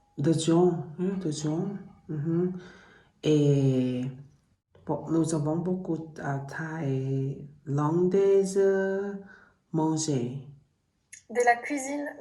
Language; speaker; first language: French; non-native, learner; Thai